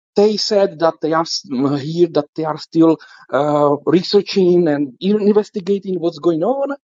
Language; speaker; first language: English; non-native, fluent; Czech